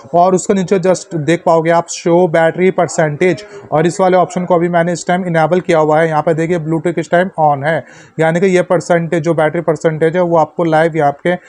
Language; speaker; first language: Hindi; native; Hindi